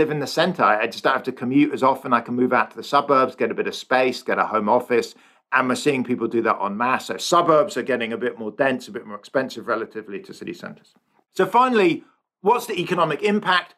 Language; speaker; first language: English; native; English